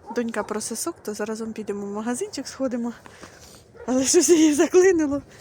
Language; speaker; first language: Ukrainian; non-native, local second language; Russian